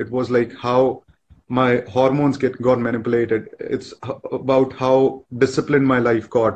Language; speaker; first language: English; non-native, local second language; Hindi